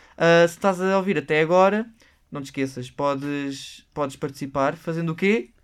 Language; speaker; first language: Portuguese; native; Portuguese